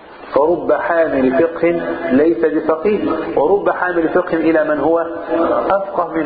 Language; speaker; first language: Arabic; native; Arabic